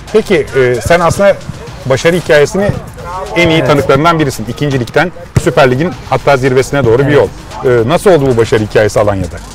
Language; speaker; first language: Turkish; native; Turkish